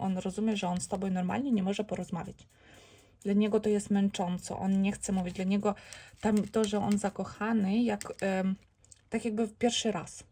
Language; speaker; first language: Polish; non-native, learner; Ukrainian